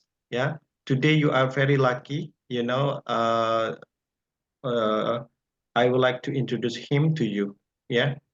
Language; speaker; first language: English; non-native, fluent; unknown